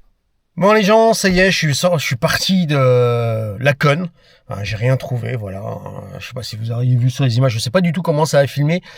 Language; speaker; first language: French; native; French